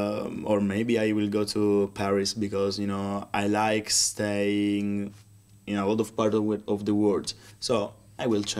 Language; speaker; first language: English; non-native, learner; Italian